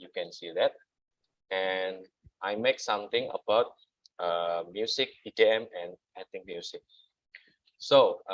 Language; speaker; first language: English; non-native, learner; Indonesian